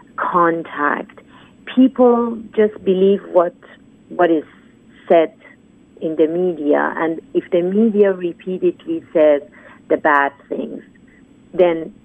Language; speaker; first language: English; non-native, fluent; Persian